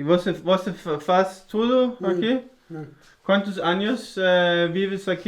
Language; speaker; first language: Portuguese; non-native, learner; Danish